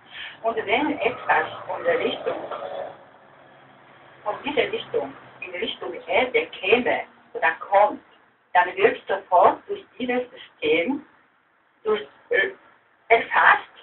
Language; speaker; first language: German; non-native, fluent; Polish